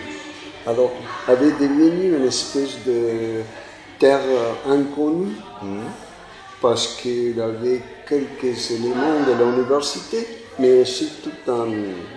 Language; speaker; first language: French; non-native, fluent; Spanish